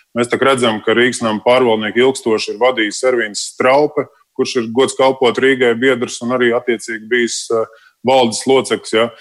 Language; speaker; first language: Latvian; non-native, local second language; Russian